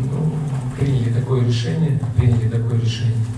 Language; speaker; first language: Russian; native; Russian